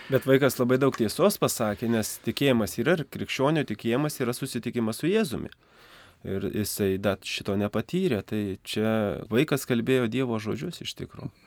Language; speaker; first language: Lithuanian; native; Lithuanian